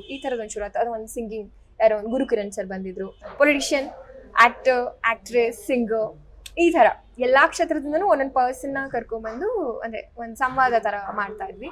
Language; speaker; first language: Kannada; native; Kannada